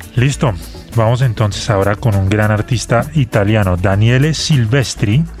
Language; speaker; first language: Spanish; native; Spanish